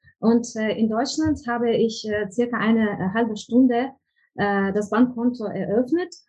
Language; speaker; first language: German; non-native, fluent; Ukrainian